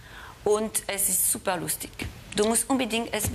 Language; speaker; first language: German; non-native, fluent; French